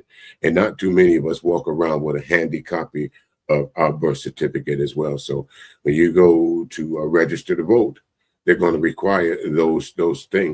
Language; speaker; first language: English; native; English